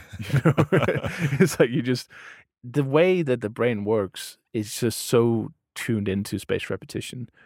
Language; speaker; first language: English; non-native, fluent; Danish